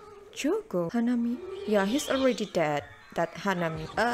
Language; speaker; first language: English; non-native, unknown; Indonesian